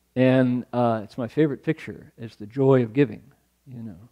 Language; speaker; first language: English; native; English